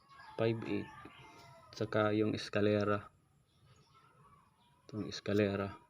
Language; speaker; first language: Filipino; non-native, local second language; Waray